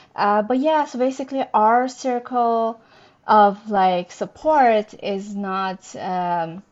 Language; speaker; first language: English; non-native, fluent; Persian